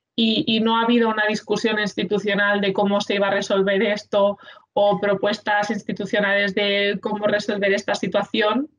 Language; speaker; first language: Spanish; non-native, local second language; Catalan